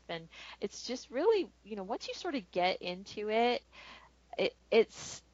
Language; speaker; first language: English; native; English